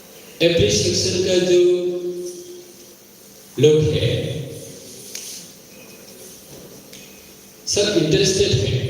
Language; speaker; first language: Hindi; non-native, local second language; Kok Borok